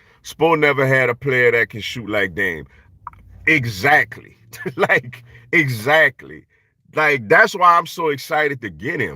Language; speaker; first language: English; native; English